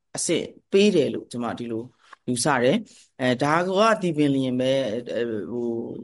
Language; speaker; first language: Burmese; native; Burmese